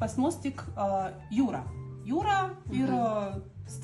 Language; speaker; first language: Lithuanian; non-native, learner; Russian